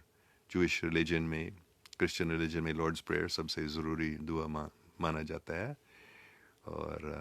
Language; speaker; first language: Hindi; non-native, local second language; English